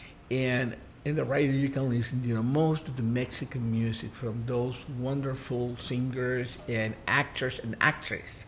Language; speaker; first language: English; non-native, fluent; Spanish